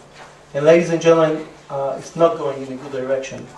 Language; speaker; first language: English; non-native, fluent; Hebrew